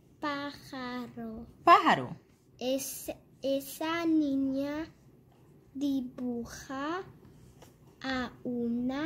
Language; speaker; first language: Spanish; early bilingual, heritage; German